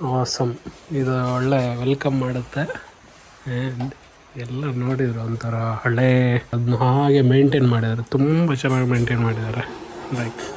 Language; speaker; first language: Kannada; non-native, local second language; Tulu